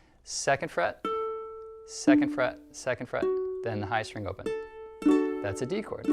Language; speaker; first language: English; native; English